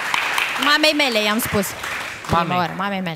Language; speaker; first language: Romanian; native; Romanian